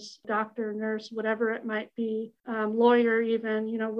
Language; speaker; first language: English; native; English